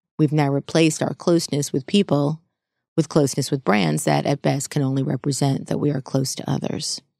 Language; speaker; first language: English; native; English